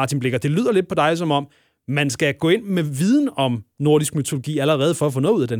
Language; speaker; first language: Danish; native; Danish